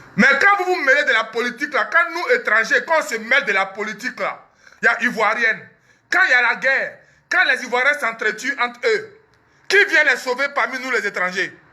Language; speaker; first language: French; early bilingual, other home language; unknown